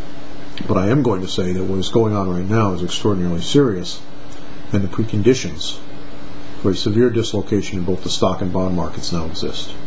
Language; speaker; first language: English; native; English